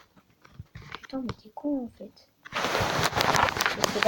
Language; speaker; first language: French; native; French